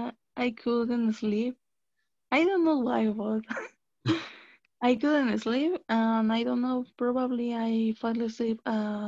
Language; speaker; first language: English; non-native, learner; Spanish